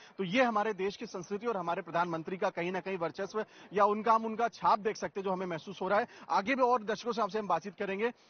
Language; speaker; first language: Hindi; native; Hindi